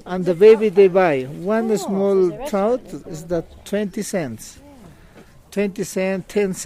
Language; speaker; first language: English; non-native, learner; Spanish